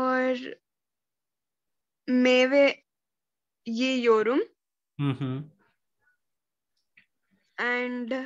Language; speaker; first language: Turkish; non-native, learner; Urdu